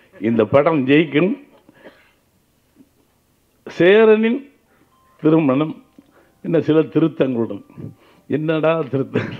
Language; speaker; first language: Tamil; native; Tamil